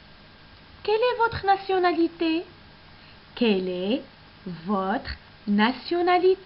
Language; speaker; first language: French; non-native, local second language; Arabic